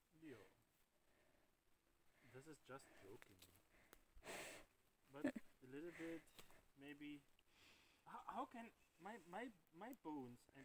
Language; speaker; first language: English; non-native, learner; German